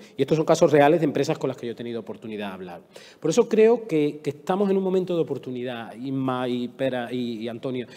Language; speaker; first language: Spanish; native; Spanish